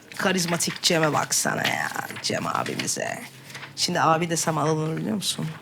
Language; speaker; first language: Turkish; native; Turkish